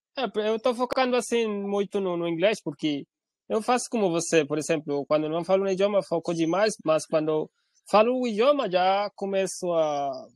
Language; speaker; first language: Portuguese; non-native, fluent; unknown